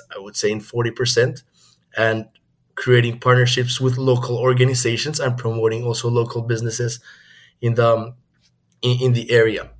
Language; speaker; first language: English; non-native, fluent; Spanish